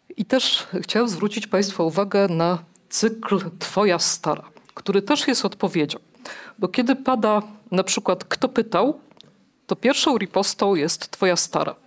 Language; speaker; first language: Polish; native; Polish